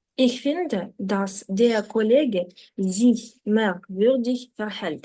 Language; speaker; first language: German; non-native, fluent; Ukrainian